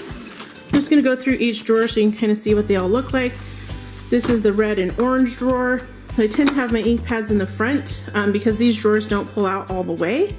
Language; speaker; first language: English; native; English